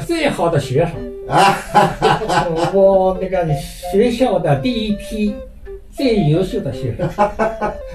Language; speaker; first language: Chinese; non-native, fluent; Japanese